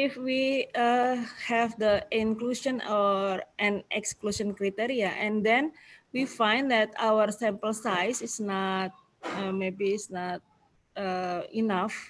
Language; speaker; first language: English; non-native, fluent; Indonesian